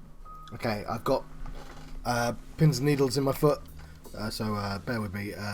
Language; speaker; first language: English; native; English